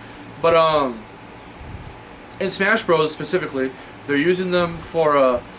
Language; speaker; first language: English; native; English